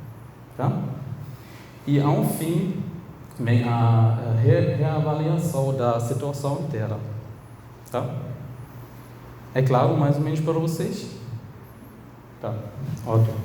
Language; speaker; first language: Portuguese; non-native, fluent; German